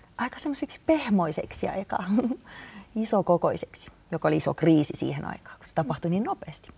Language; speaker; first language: Finnish; non-native, fluent; Estonian